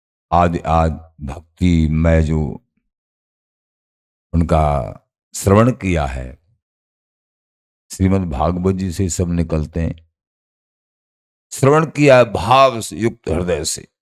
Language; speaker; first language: Hindi; native; Hindi